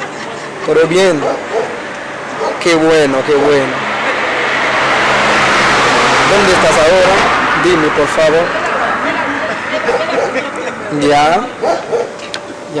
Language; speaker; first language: Spanish; non-native, learner; Haitian Creole